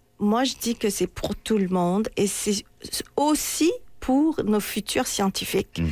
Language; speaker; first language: French; non-native, local second language; Morisyen